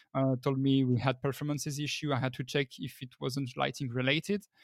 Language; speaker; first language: English; non-native, fluent; French